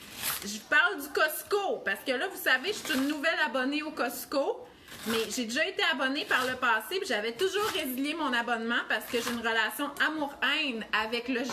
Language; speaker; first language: French; native; French